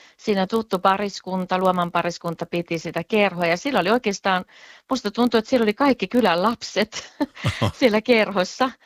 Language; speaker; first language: Finnish; native; Finnish